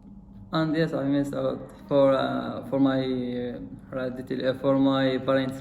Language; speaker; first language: English; non-native, learner; Arabic